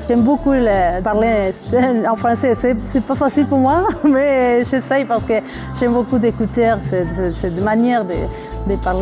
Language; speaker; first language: French; non-native, learner; Spanish